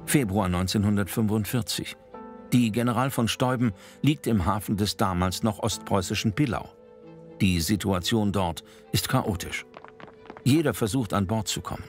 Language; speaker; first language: German; native; German